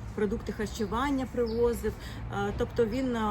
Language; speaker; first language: Ukrainian; native; Ukrainian